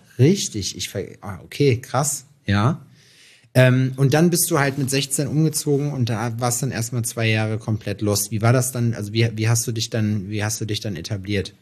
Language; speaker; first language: German; native; German